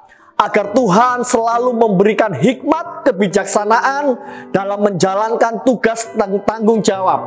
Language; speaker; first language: Indonesian; native; Indonesian